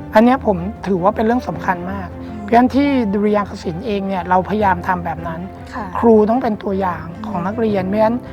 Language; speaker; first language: Thai; native; Thai